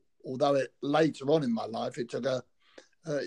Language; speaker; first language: English; native; English